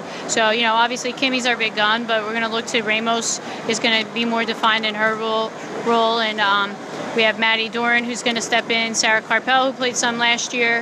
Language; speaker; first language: English; native; English